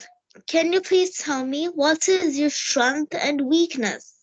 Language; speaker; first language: English; non-native, learner; Hindi